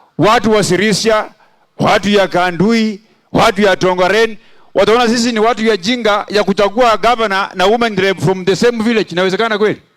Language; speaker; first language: Swahili; non-native, local second language; Luyia